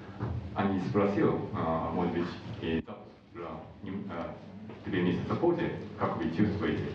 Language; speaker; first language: Russian; non-native, learner; Japanese